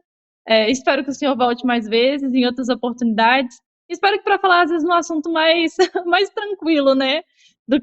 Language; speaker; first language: Portuguese; native; Portuguese